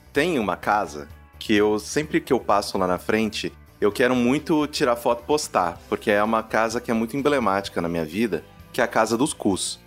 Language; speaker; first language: Portuguese; native; Portuguese